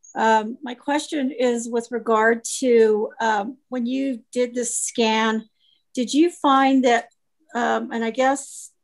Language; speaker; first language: English; native; English